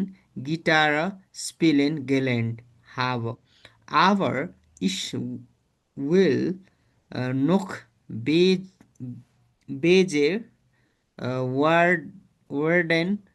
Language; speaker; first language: German; non-native, learner; Nepali